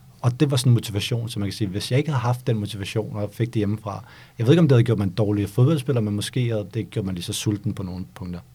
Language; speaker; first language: Danish; early bilingual, other home language; Bosnian